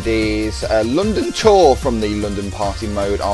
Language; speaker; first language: English; native; English